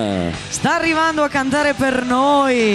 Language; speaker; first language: Italian; native; Italian